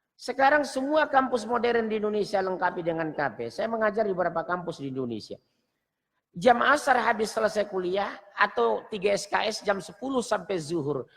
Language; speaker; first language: Indonesian; native; Indonesian